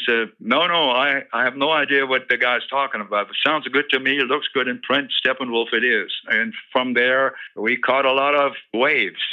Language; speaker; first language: English; early bilingual, other home language; German